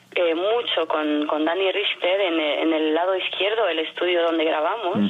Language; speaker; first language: Spanish; non-native, fluent; French